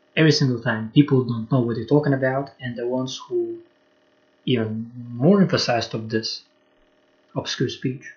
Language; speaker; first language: English; non-native, fluent; Lithuanian